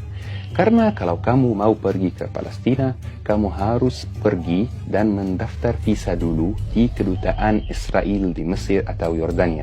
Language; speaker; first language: Indonesian; non-native, fluent; Arabic